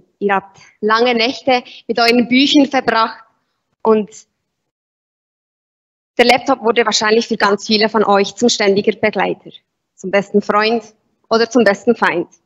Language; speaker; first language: German; native; German